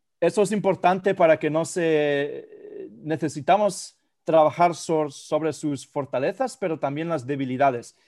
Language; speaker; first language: Spanish; non-native, fluent; German